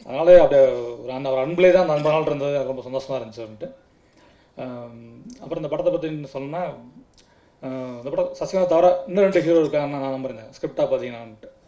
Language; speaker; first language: Tamil; native; Tamil